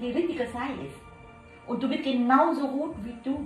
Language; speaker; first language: German; non-native, learner; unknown